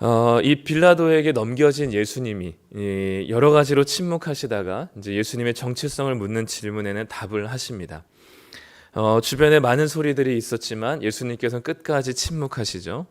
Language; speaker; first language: Korean; native; Korean